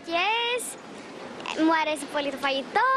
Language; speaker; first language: Greek; early bilingual, heritage; Swedish